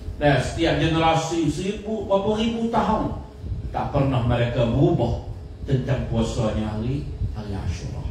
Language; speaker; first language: Malay; native; Malay